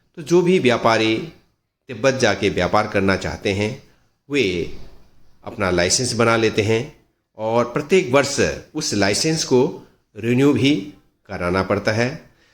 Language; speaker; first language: Hindi; non-native, local second language; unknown